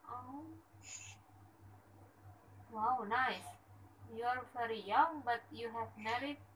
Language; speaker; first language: English; non-native, learner; Indonesian